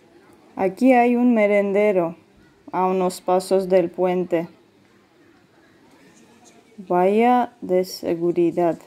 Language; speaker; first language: Spanish; non-native, fluent; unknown